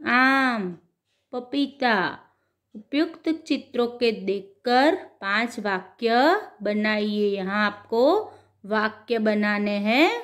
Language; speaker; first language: Hindi; non-native, local second language; Gujarati